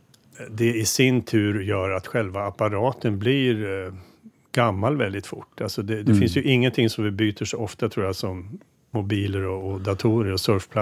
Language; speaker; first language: Swedish; native; Swedish